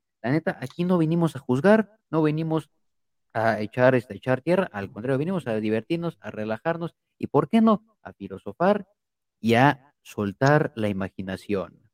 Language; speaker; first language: Spanish; native; Spanish